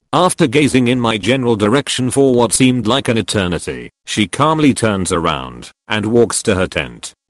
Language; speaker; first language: English; early bilingual, other home language; Serbian